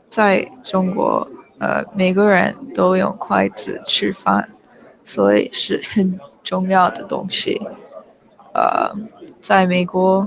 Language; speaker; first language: Chinese; non-native, learner; English